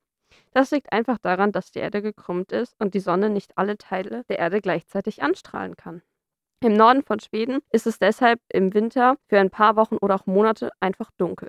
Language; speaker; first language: German; native; German